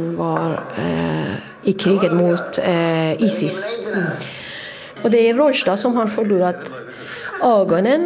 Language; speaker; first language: Swedish; non-native, fluent; Persian